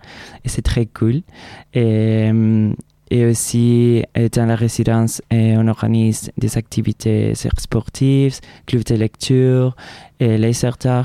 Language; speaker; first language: French; non-native, learner; Spanish